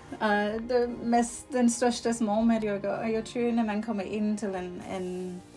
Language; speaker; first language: Swedish; non-native, fluent; English